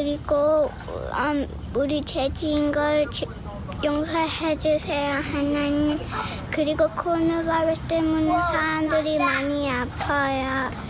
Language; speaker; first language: Korean; early bilingual, heritage; English